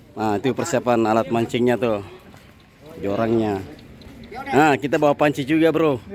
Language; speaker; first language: Indonesian; native; Indonesian